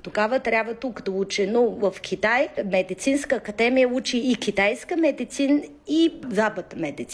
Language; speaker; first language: Bulgarian; non-native, learner; Chinese